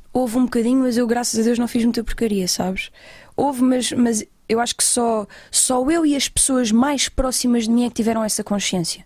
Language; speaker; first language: Portuguese; native; Portuguese